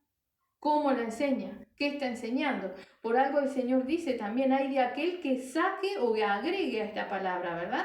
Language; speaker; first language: Spanish; native; Spanish